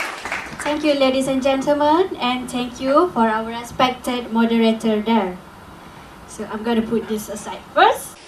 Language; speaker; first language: English; non-native, local second language; Malay